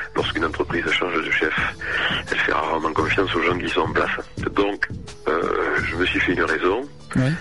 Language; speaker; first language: French; native; French